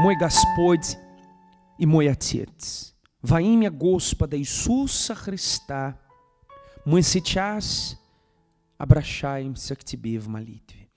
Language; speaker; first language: Russian; non-native, fluent; Portuguese